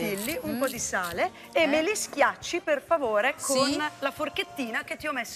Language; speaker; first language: Italian; native; Italian